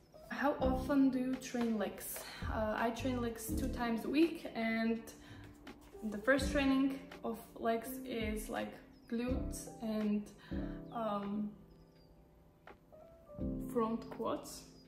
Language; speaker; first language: English; non-native, fluent; Slovak